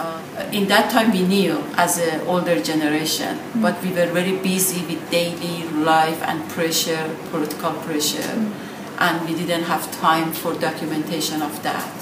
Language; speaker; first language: English; non-native, fluent; Persian